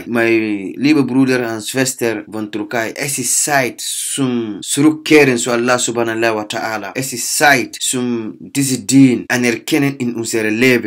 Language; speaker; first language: German; non-native, learner; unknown